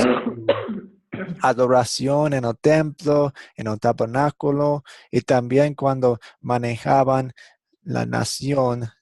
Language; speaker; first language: Spanish; non-native, fluent; English